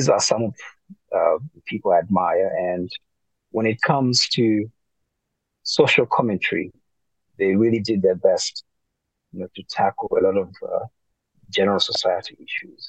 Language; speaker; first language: English; non-native, local second language; Tumbuka